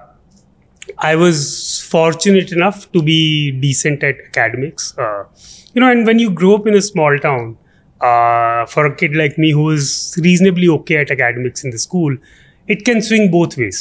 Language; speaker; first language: English; non-native, local second language; Punjabi